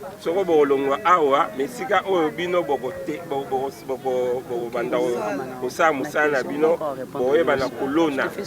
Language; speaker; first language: Lingala; native; Lingala